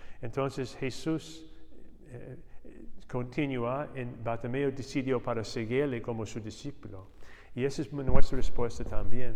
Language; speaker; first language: Spanish; non-native, learner; English